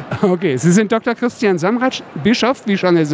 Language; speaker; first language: German; native; German